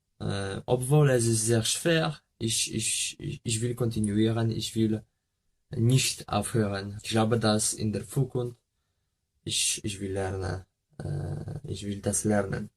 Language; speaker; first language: German; non-native, learner; Polish